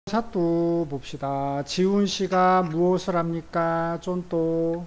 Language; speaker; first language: Korean; native; Korean